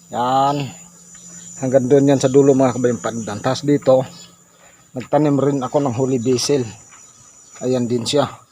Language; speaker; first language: Filipino; non-native, local second language; Cebuano